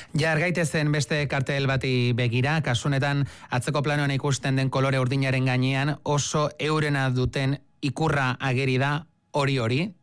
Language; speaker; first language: Basque; native; Basque